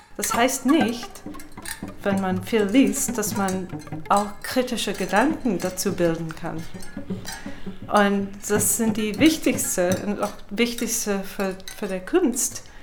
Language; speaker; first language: German; non-native, fluent; English